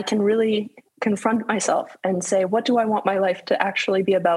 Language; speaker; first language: English; native; English